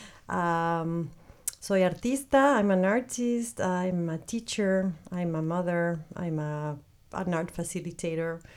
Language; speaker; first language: English; non-native, fluent; Spanish